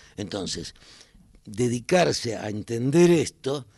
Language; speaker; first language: Spanish; native; Spanish